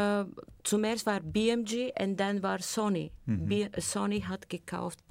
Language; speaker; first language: German; non-native, fluent; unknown